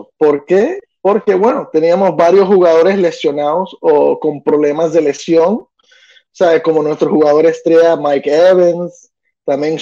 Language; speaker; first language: Spanish; early bilingual, other home language; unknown